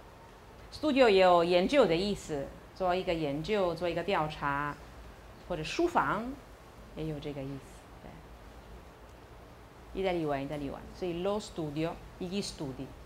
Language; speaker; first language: Chinese; non-native, fluent; Italian